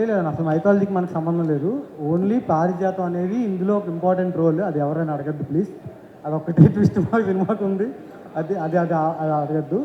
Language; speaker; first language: Telugu; native; Telugu